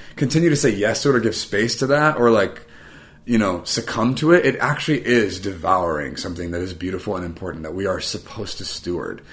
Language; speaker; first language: English; native; English